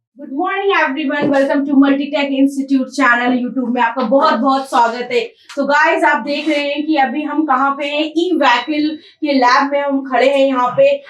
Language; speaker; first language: Hindi; native; Hindi